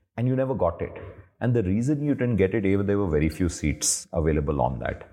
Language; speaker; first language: English; non-native, local second language; Hindi